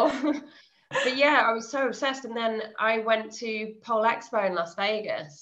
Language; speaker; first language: English; native; English